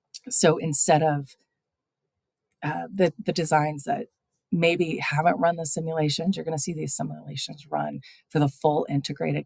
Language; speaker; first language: English; native; English